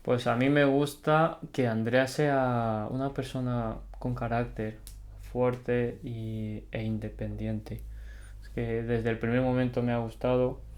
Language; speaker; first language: Spanish; early bilingual, other home language; Korean